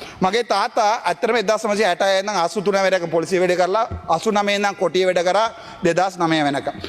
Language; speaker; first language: Sinhala; non-native, local second language; Tamil